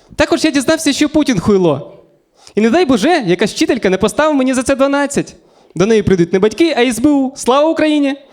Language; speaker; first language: Ukrainian; native; Ukrainian